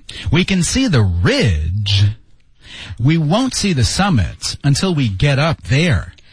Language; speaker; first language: English; native; English